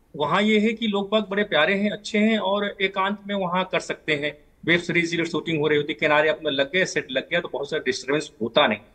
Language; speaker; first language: Hindi; native; Hindi